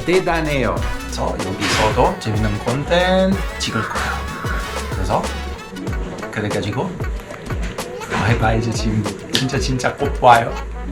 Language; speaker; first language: Korean; non-native, learner; Italian